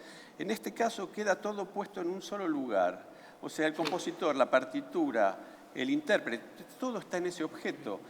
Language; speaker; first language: Spanish; native; Spanish